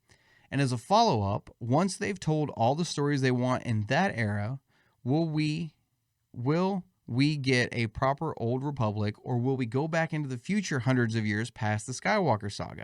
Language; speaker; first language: English; native; English